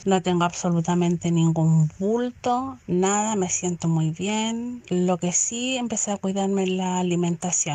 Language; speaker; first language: Spanish; native; Spanish